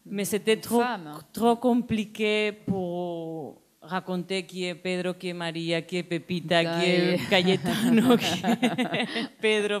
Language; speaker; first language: French; non-native, learner; Spanish